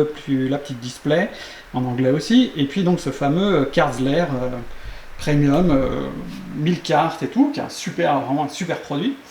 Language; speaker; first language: French; native; French